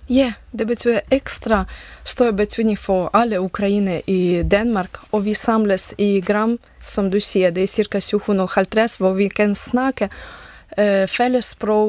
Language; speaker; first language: Danish; non-native, fluent; Ukrainian